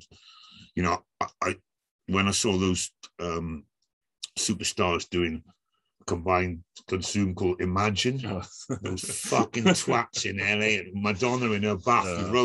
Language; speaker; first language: English; native; English